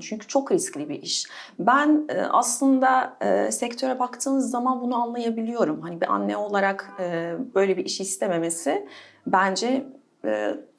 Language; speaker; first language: Turkish; non-native, fluent; Arabic